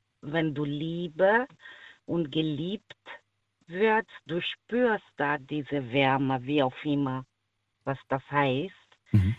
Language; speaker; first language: German; non-native, learner; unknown